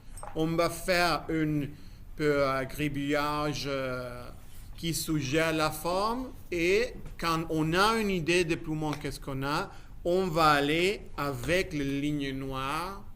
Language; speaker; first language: French; non-native, fluent; Spanish